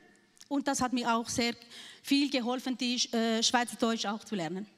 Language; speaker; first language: German; non-native, learner; Arabic